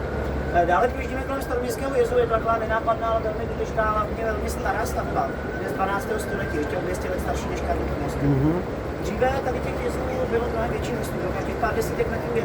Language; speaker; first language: Czech; native; Czech